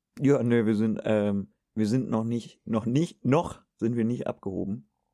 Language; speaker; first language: German; native; German